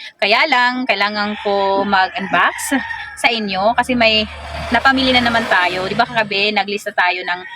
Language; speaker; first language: Filipino; non-native, local second language; Waray